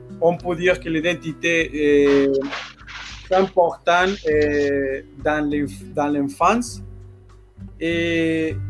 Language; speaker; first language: French; non-native, learner; Spanish